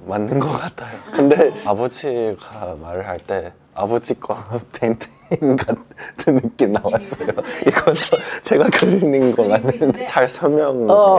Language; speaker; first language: Korean; early bilingual, heritage; Korean